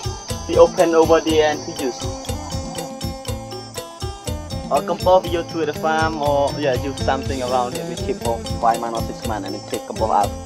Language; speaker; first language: English; non-native, learner; Khmer